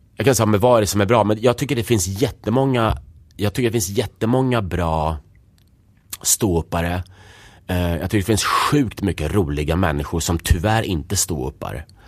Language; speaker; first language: Swedish; early bilingual, other home language; Czech